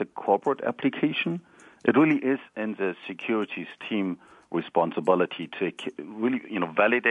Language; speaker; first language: English; non-native, fluent; German